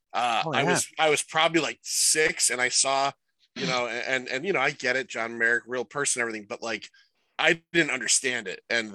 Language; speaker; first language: English; native; English